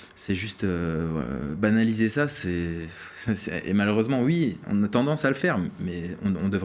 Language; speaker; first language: French; native; French